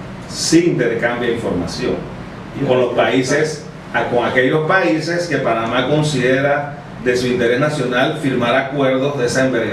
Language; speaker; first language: Spanish; native; Spanish